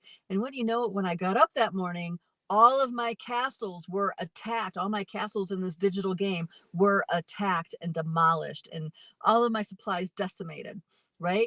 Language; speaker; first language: English; native; English